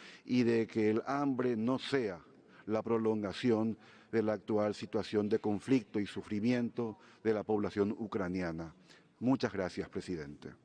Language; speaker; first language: Spanish; native; Spanish